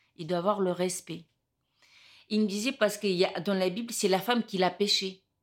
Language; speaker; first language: French; non-native, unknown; Romany